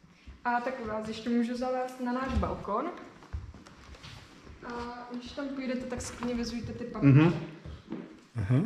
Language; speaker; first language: Czech; native; Czech